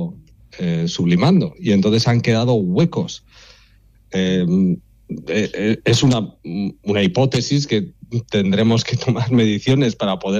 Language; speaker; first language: Spanish; native; Spanish